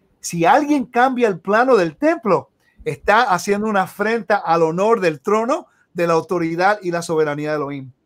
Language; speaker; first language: Spanish; early bilingual, heritage; Spanish